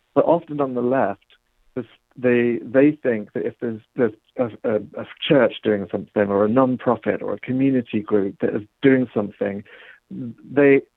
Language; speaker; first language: English; native; English